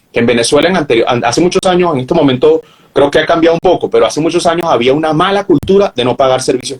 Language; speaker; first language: Spanish; native; Spanish